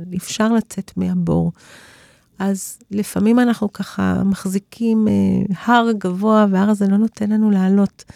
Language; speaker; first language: Hebrew; early bilingual, other home language; English